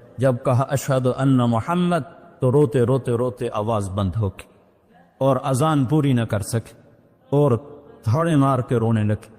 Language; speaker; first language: Urdu; non-native, local second language; Punjabi